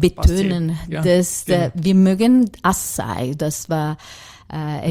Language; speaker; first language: German; non-native, fluent; Italian